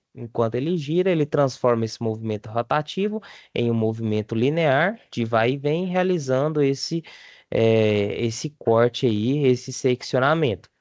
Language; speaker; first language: Portuguese; native; Portuguese